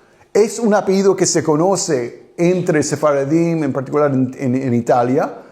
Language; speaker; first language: Spanish; non-native, fluent; English